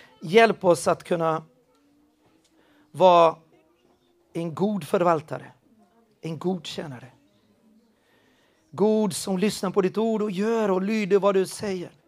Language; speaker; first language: Swedish; non-native, fluent; Spanish